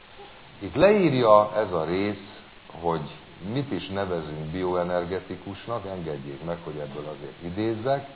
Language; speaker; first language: Hungarian; native; Hungarian